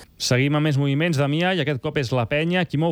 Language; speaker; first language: Catalan; native; Catalan